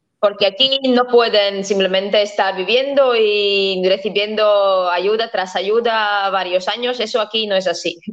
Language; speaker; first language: Spanish; non-native, fluent; Latvian